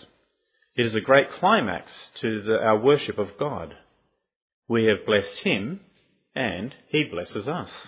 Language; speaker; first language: English; native; English